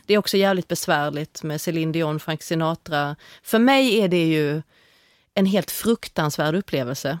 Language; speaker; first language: Swedish; native; Swedish